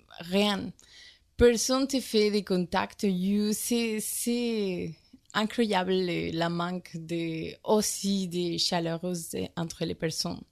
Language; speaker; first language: French; non-native, learner; Spanish